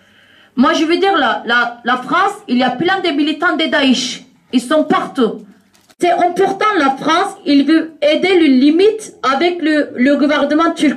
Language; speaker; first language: French; non-native, learner; Kurdish